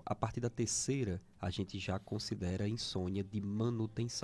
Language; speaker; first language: Portuguese; native; Portuguese